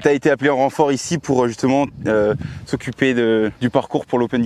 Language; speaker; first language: French; native; French